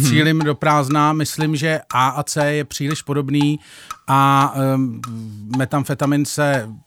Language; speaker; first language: Czech; native; Czech